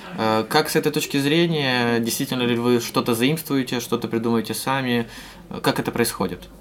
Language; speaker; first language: Russian; native; Russian